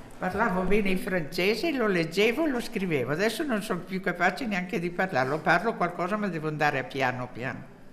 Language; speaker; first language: Italian; early bilingual, heritage; Italian